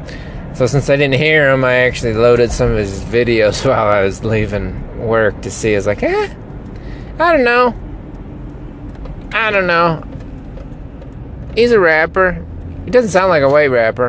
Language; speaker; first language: English; native; English